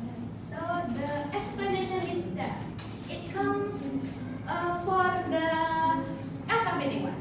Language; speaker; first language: English; non-native, fluent; Indonesian